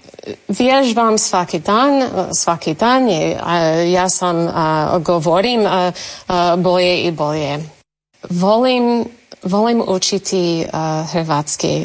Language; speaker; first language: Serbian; non-native, learner; English